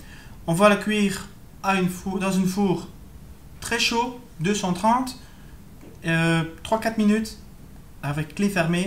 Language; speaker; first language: French; native; French